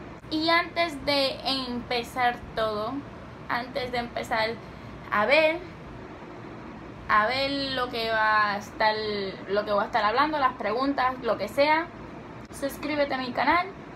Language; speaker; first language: Spanish; early bilingual, heritage; Spanish